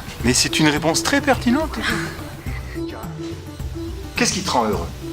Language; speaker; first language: French; native; French